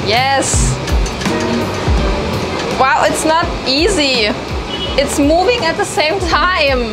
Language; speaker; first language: English; non-native, fluent; German